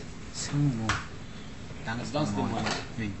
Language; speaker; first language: French; non-native, learner; Korean